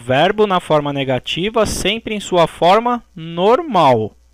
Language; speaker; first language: Portuguese; native; Portuguese